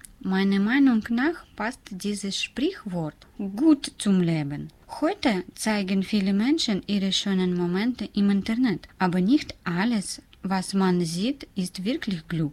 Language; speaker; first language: German; non-native, learner; Russian